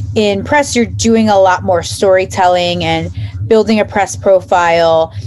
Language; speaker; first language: English; native; English